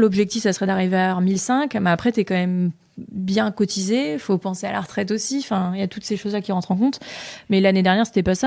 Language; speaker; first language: French; native; French